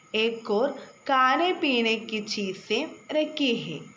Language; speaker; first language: Hindi; non-native, local second language; Malayalam